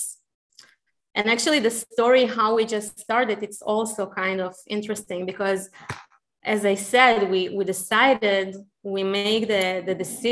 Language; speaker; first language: English; non-native, fluent; Hebrew